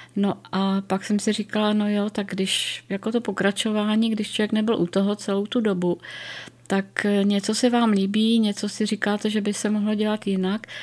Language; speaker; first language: Czech; native; Czech